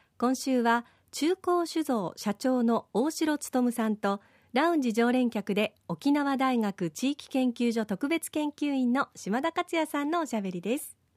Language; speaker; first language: Japanese; native; Japanese